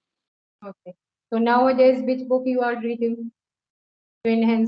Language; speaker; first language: English; non-native, local second language; Hindi